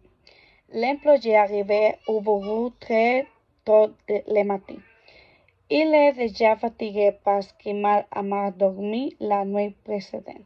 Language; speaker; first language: French; non-native, learner; Spanish